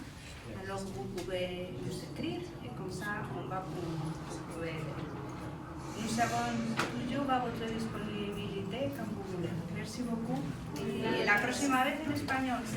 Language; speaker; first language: French; non-native, learner; Spanish